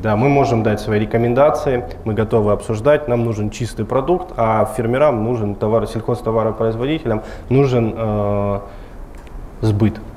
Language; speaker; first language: Russian; native; Russian